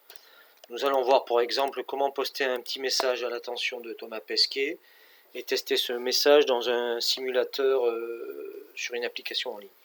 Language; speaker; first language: French; native; French